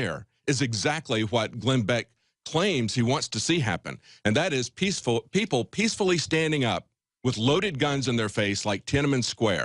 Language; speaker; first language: English; native; English